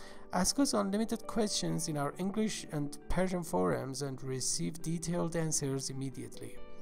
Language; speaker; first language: English; non-native, fluent; Persian